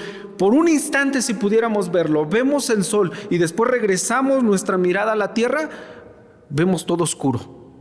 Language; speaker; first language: Spanish; native; Spanish